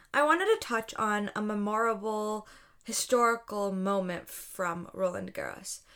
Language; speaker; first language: English; native; English